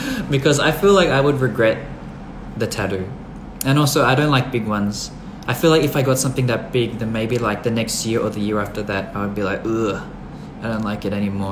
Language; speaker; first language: English; early bilingual, other home language; Thai